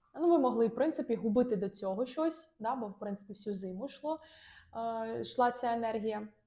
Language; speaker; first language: Ukrainian; non-native, local second language; Russian